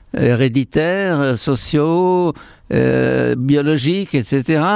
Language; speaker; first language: French; non-native, fluent; Arabic